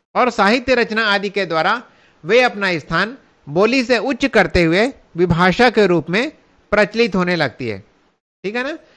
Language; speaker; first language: Hindi; native; Hindi